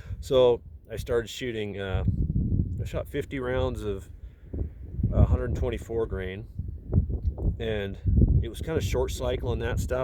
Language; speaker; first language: English; native; English